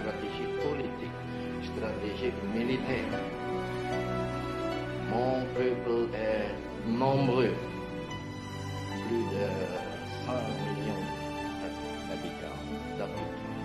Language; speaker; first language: French; non-native, learner; Indonesian